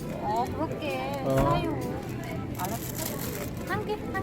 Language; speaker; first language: Korean; non-native, learner; Vietnamese